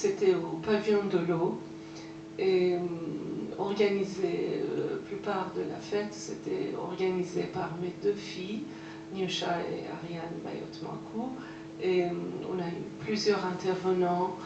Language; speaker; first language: French; non-native, fluent; Persian